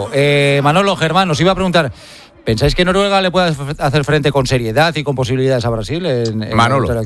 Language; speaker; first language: Spanish; native; Spanish